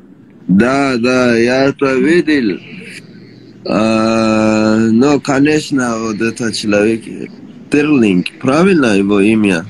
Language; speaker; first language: Russian; non-native, learner; Persian